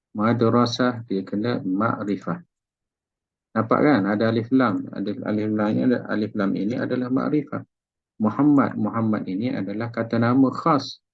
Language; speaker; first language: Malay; native; Malay